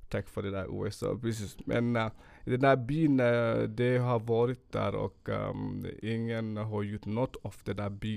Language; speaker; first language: Swedish; non-native, fluent; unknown